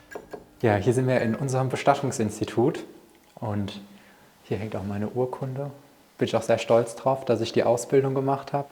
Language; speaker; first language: German; native; German